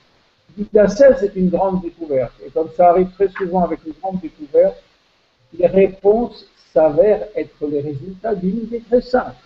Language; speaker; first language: French; native; French